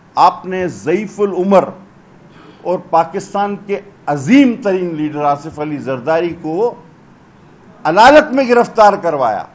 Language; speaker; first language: Urdu; non-native, local second language; Sindhi